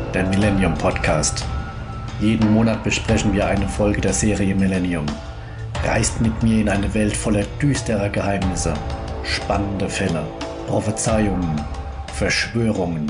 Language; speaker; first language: German; native; German